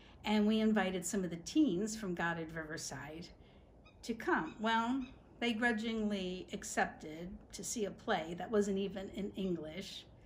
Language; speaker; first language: English; native; English